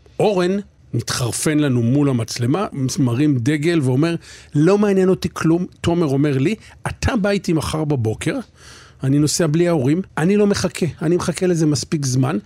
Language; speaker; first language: Hebrew; native; Hebrew